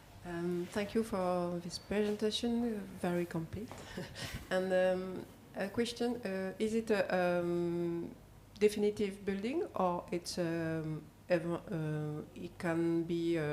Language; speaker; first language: English; non-native, learner; French